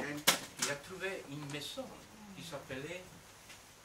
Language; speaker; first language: French; non-native, fluent; Spanish